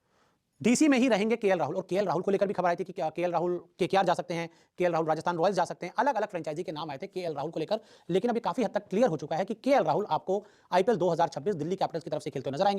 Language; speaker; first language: Hindi; native; Hindi